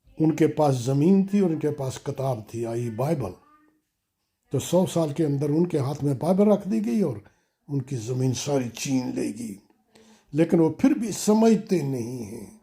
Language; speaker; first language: Urdu; native; Urdu